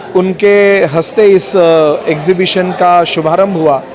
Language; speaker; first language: Hindi; non-native, local second language; Marathi